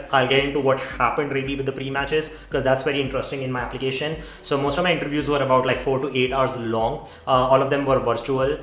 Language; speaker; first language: English; non-native, local second language; Hindi